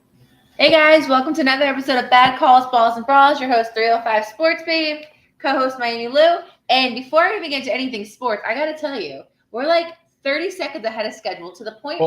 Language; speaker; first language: English; native; English